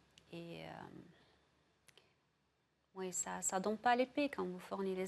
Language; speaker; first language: French; non-native, fluent; Russian